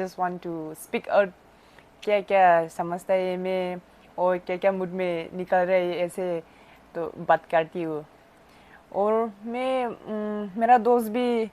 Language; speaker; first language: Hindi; non-native, local second language; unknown